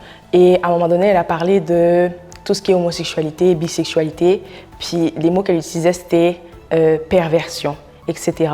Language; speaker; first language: French; non-native, local second language; Haitian Creole